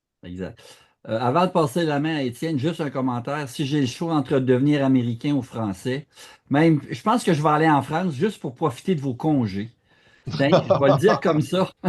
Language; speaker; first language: French; native; French